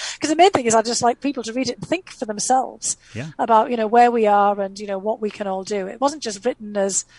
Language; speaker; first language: English; native; English